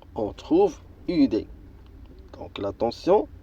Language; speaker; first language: French; non-native, local second language; Arabic